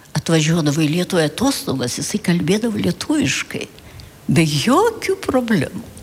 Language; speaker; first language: Lithuanian; early bilingual, heritage; Lithuanian